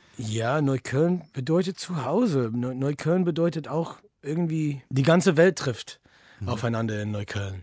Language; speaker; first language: German; non-native, fluent; English